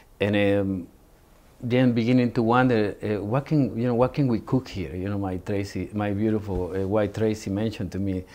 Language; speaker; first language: English; non-native, fluent; Spanish